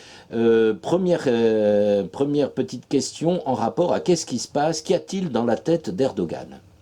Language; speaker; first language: French; native; French